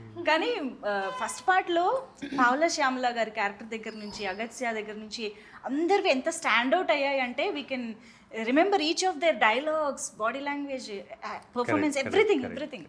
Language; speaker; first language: Telugu; native; Telugu